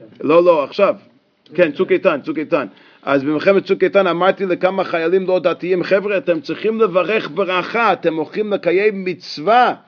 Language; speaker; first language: Hebrew; non-native, fluent; English